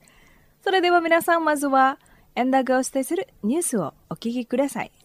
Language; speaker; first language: Japanese; non-native, fluent; Indonesian